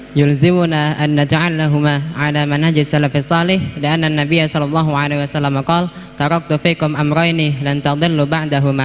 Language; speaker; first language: Arabic; non-native, learner; Indonesian